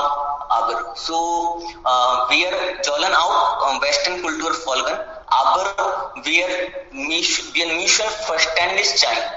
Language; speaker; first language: German; non-native, learner; Hindi